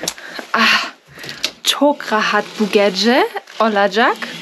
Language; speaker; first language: Turkish; non-native, learner; German